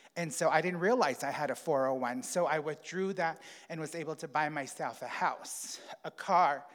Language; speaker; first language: English; native; English